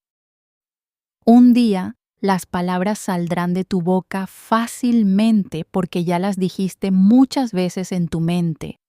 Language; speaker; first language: Spanish; non-native, fluent; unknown